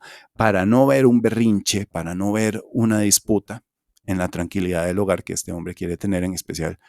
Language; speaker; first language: Spanish; native; Spanish